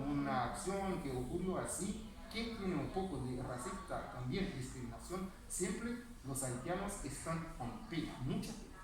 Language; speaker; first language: Spanish; non-native, learner; Haitian Creole